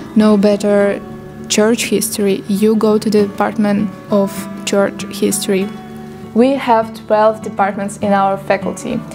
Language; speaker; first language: English; non-native, fluent; Russian